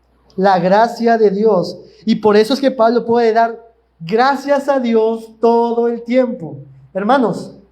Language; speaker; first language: Spanish; native; Spanish